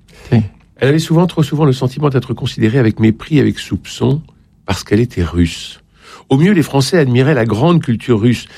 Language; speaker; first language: French; native; French